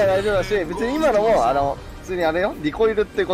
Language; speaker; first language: Japanese; native; Japanese